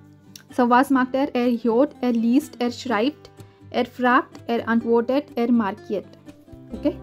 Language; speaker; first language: German; non-native, fluent; Hindi